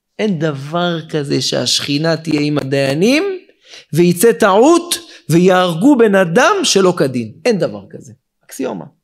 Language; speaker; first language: Hebrew; native; Hebrew